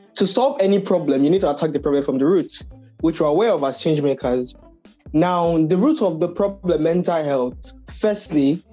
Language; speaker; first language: English; non-native, local second language; Yoruba